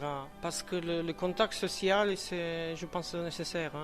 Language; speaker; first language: French; non-native, fluent; Czech